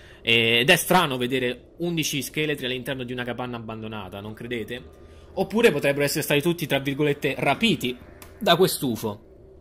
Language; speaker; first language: Italian; native; Italian